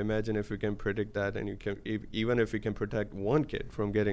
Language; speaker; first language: English; non-native, local second language; Gujarati